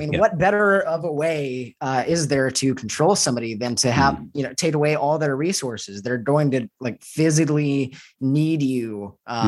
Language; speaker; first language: English; native; English